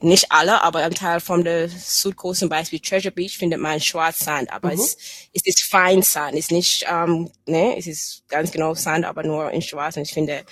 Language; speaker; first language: German; non-native, fluent; English